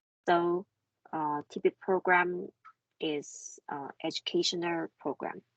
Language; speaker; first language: English; non-native, learner; Korean